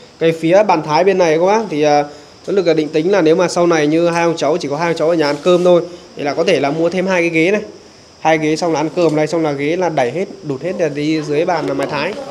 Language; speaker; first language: Vietnamese; native; Vietnamese